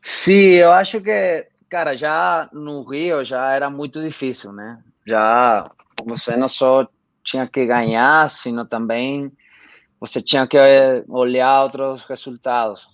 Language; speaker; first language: Portuguese; non-native, fluent; Spanish